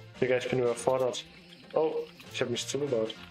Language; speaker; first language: German; native; German